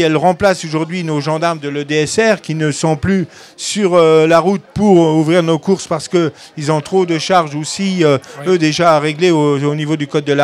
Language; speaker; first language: French; native; French